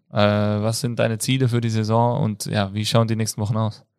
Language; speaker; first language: German; native; German